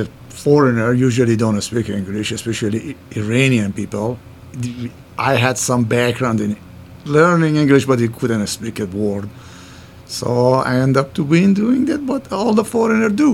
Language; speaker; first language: English; non-native, fluent; Persian